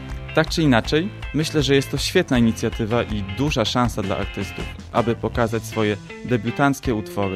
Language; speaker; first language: Polish; native; Polish